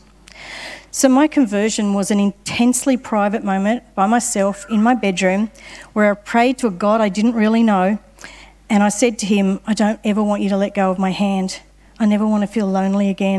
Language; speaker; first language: English; native; English